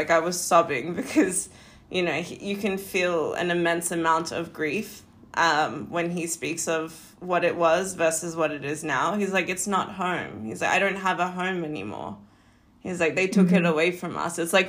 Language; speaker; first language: English; native; English